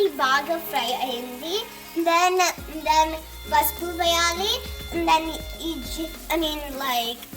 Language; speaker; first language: Telugu; early bilingual, heritage; Telugu